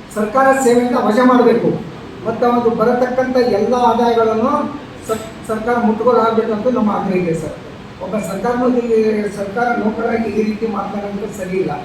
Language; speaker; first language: Kannada; non-native, local second language; Lambadi